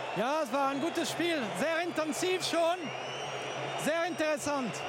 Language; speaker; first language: German; non-native, fluent; French